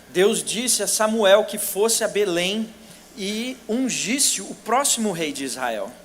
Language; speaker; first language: Portuguese; native; Portuguese